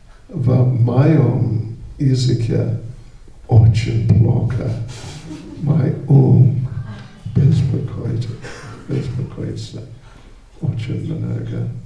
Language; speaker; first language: Russian; non-native, learner; English